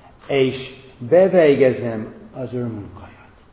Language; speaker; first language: Hungarian; non-native, fluent; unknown